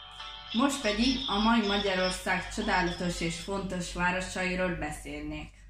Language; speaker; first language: Hungarian; early bilingual, heritage; Hungarian